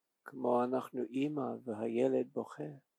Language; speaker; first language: Hebrew; non-native, fluent; English